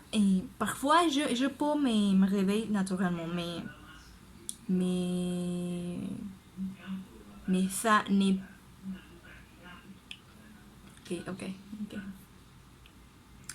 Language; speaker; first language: French; non-native, learner; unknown